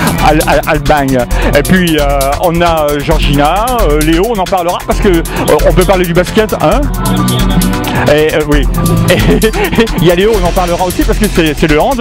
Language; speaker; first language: French; native; French